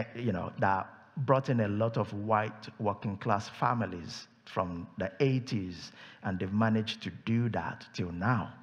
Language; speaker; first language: English; non-native, local second language; Yoruba